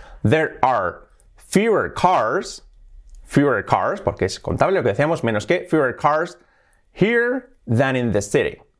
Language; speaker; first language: English; non-native, fluent; Spanish